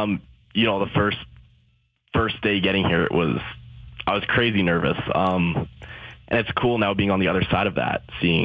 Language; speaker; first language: English; native; English